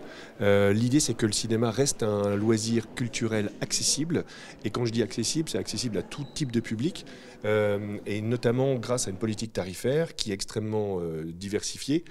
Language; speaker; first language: French; native; French